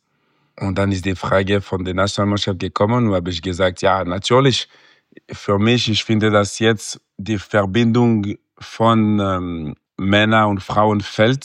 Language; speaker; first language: German; non-native, local second language; French